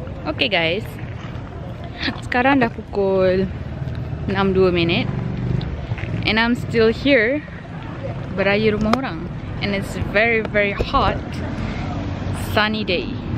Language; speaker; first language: English; non-native, local second language; Malay